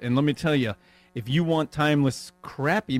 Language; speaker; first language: English; native; English